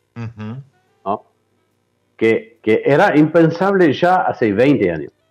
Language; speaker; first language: Spanish; non-native, fluent; French